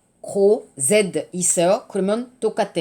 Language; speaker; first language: Korean; non-native, learner; French